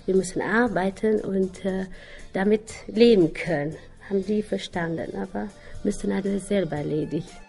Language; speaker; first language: German; non-native, learner; Albanian